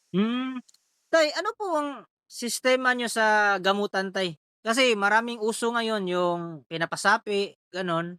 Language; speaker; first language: Filipino; native; Filipino